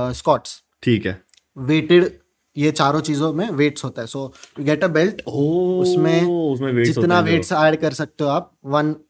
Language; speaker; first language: Hindi; non-native, local second language; Punjabi